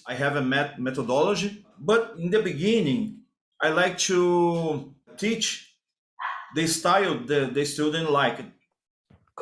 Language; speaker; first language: English; non-native, learner; Portuguese